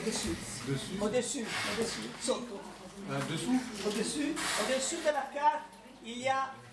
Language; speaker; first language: French; non-native, fluent; Italian